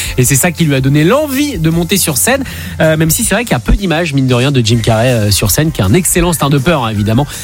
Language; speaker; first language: French; native; French